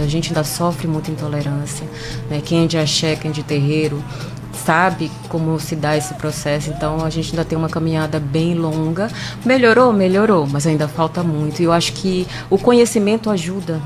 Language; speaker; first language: Portuguese; native; Portuguese